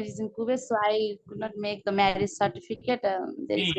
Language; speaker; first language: English; non-native, learner; Nepali